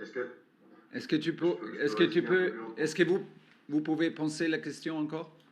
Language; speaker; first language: French; non-native, learner; German